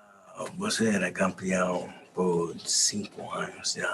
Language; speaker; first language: Portuguese; non-native, learner; English